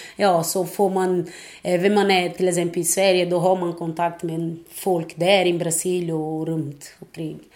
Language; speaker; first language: Swedish; non-native, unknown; Portuguese